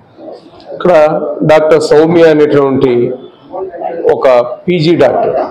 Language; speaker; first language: Telugu; native; Telugu